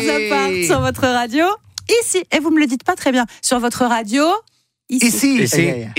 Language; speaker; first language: French; native; French